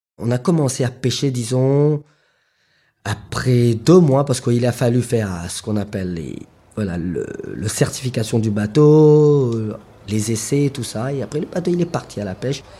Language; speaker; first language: French; non-native, local second language; Morisyen